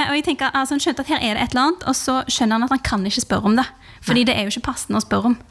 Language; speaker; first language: Norwegian; early bilingual, other home language; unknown